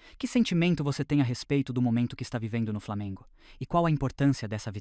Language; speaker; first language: Portuguese; native; Portuguese